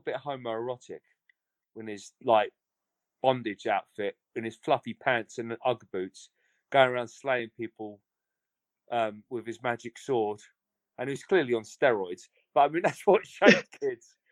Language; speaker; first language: English; native; English